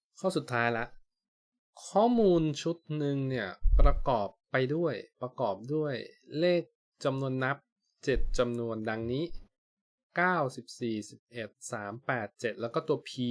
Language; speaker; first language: Thai; native; Thai